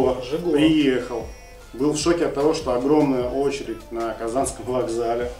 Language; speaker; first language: Russian; native; Russian